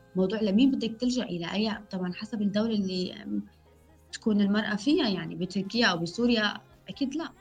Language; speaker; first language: Arabic; non-native, local second language; Kurdish